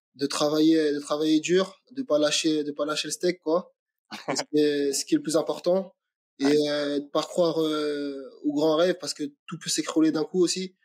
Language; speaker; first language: French; native; French